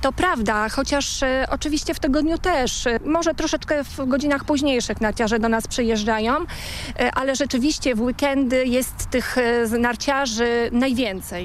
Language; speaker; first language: Polish; native; Polish